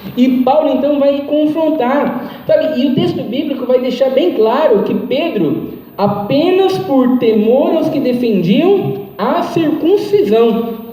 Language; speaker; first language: Portuguese; native; Portuguese